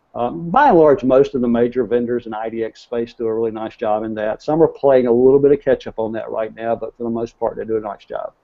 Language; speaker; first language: English; native; English